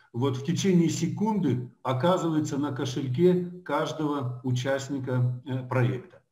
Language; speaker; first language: Russian; native; Russian